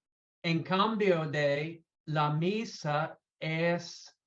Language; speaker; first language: Spanish; non-native, learner; English